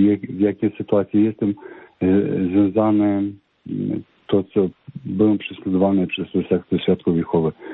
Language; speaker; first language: Polish; non-native, fluent; Ukrainian